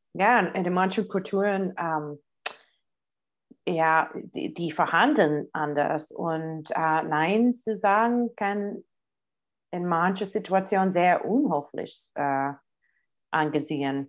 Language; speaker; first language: German; non-native, fluent; English